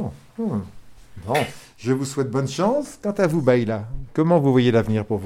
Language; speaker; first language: French; native; French